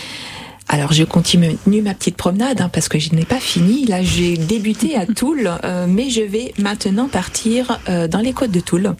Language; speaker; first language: French; native; French